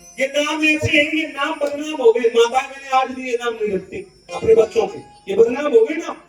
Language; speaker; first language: Hindi; native; Hindi